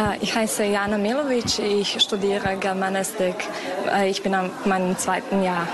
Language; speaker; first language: German; non-native, fluent; Serbian